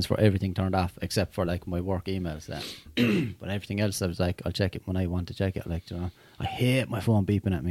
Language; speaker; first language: English; native; English